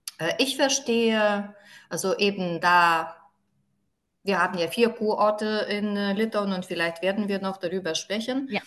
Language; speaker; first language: German; non-native, fluent; Lithuanian